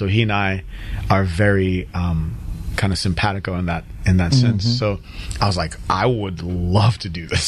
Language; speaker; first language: English; native; English